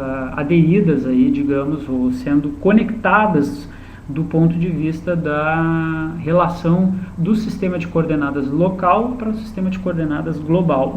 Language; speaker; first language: Portuguese; native; Portuguese